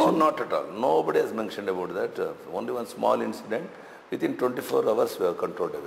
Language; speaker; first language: English; non-native, local second language; Kannada